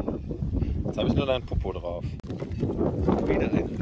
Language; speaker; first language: German; native; German